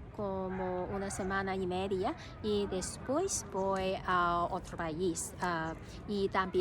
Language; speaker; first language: Spanish; non-native, learner; Cantonese